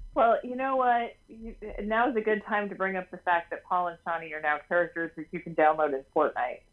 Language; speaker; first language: English; native; English